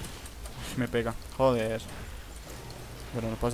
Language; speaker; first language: Spanish; native; Spanish